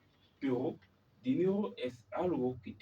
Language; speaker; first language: Spanish; non-native, learner; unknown